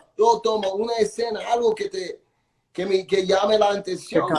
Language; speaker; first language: Spanish; early bilingual, heritage; Spanish